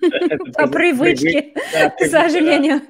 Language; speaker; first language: Russian; non-native, fluent; English